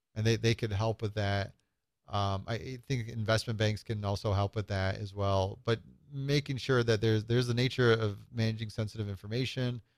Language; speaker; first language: English; native; English